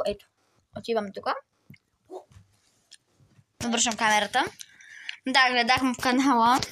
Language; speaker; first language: Bulgarian; early bilingual, other home language; Russian